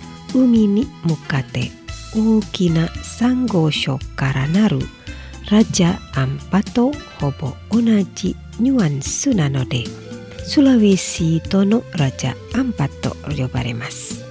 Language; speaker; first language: Japanese; non-native, fluent; Indonesian